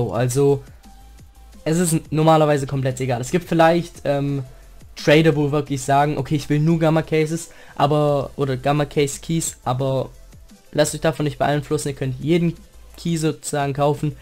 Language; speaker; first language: German; native; German